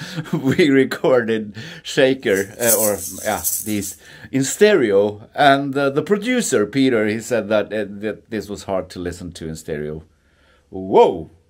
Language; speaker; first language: English; non-native, fluent; Swedish